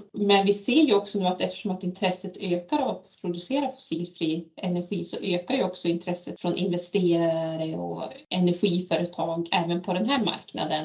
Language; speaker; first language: Swedish; native; Swedish